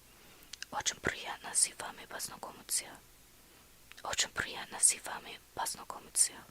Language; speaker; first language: Russian; non-native, learner; English